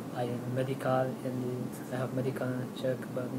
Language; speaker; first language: English; non-native, learner; Tigrinya